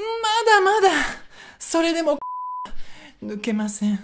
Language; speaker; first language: Japanese; early bilingual, other home language; Russian